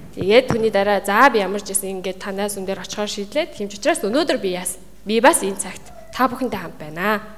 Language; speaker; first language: Mongolian; native; Mongolian